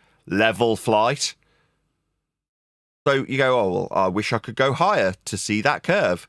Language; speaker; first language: English; native; English